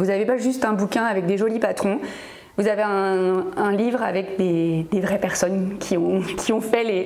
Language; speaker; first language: French; native; French